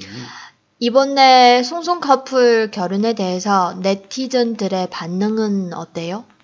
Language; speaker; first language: Korean; non-native, fluent; Chinese